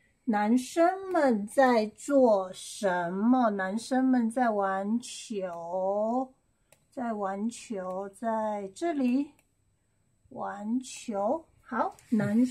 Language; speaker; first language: Chinese; non-native, learner; English